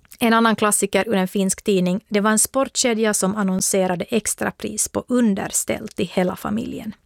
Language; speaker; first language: Swedish; native; Swedish